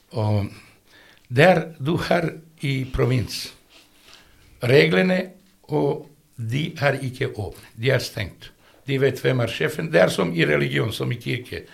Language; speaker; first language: Norwegian; non-native, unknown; Bosnian